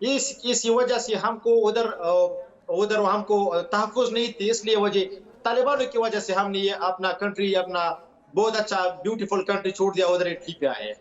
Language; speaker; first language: Hindi; non-native, fluent; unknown